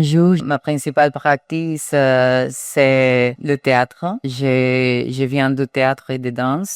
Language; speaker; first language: French; non-native, learner; Spanish